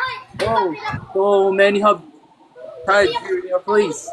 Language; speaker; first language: English; non-native, local second language; Filipino